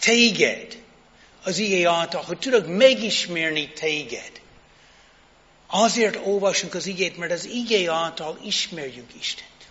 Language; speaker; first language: Hungarian; non-native, fluent; English